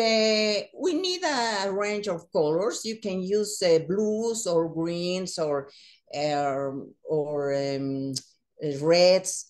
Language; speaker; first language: English; non-native, learner; Spanish